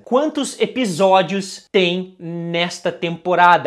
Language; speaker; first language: Portuguese; native; Portuguese